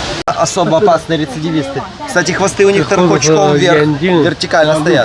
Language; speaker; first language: Russian; native; Russian